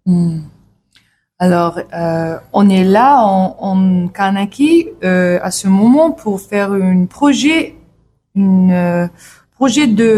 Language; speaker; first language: French; non-native, learner; English